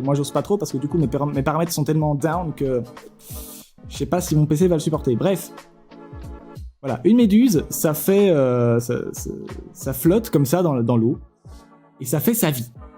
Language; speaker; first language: French; native; French